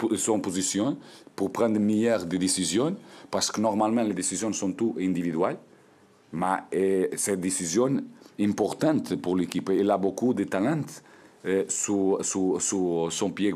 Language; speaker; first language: French; non-native, learner; Portuguese